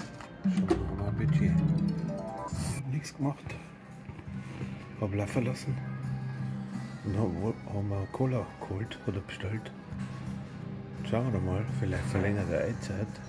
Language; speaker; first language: German; native; German